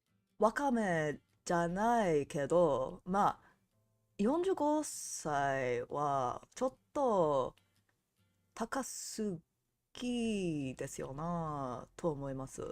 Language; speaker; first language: Japanese; non-native, learner; English